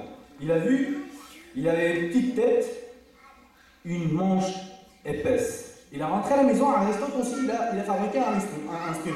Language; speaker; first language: French; non-native, fluent; Uzbek